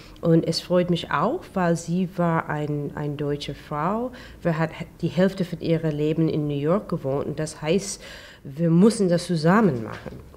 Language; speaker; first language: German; non-native, learner; English